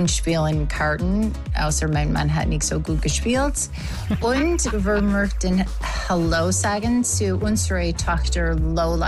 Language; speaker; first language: German; non-native, learner; English